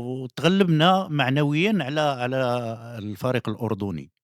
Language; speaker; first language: Arabic; native; Arabic